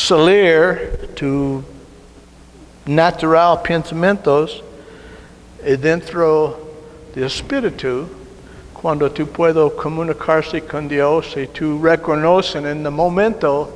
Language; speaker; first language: Spanish; non-native, learner; English